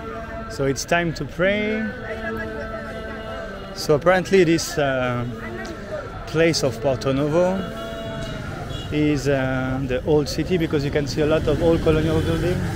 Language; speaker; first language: English; non-native, fluent; French